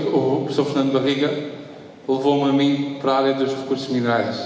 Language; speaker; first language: Portuguese; native; Portuguese